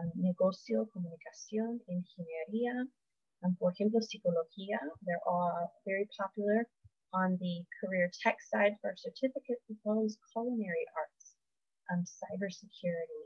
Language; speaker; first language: English; native; English